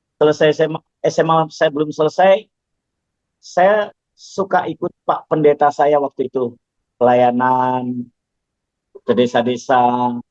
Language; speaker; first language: Indonesian; non-native, local second language; Javanese